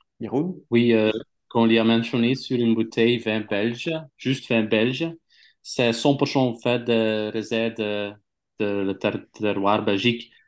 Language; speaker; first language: French; non-native, local second language; Dutch